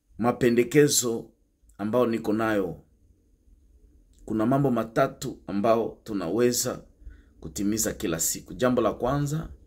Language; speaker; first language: Swahili; non-native, local second language; Nande